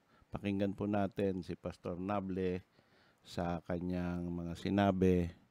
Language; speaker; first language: Filipino; native; Filipino